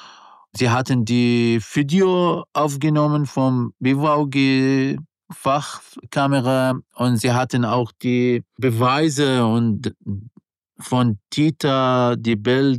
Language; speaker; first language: German; non-native, learner; Arabic